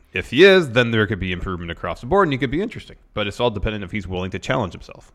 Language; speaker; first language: English; native; English